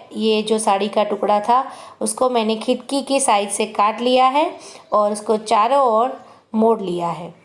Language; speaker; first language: Hindi; non-native, local second language; Gujarati